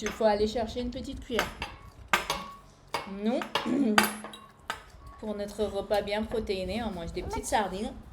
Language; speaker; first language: French; non-native, fluent; English